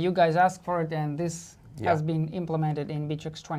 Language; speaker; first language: English; non-native, fluent; Russian